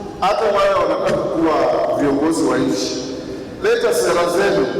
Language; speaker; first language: Swahili; non-native, local second language; Luyia